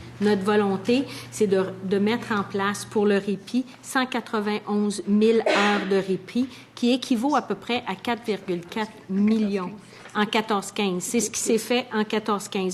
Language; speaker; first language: French; native; French